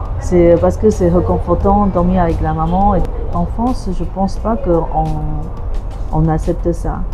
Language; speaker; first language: French; non-native, fluent; Chinese